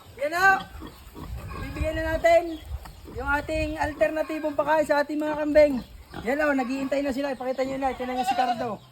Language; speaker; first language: Filipino; native; Filipino